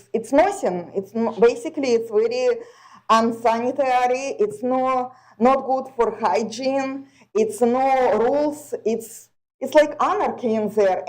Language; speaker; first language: English; non-native, fluent; Russian